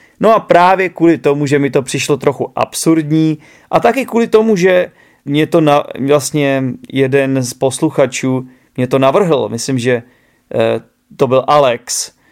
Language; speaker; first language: Czech; native; Czech